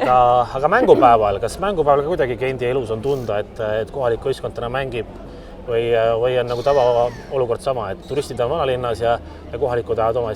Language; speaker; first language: Estonian; native; Estonian